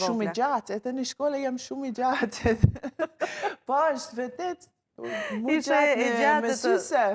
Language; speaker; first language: Albanian; early bilingual, heritage; English